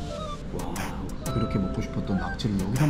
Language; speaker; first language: Korean; native; Korean